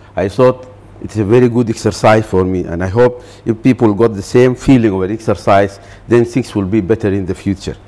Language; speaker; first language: English; non-native, fluent; Arabic